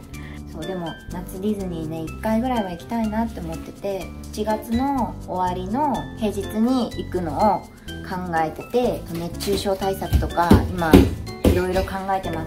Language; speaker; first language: Japanese; native; Japanese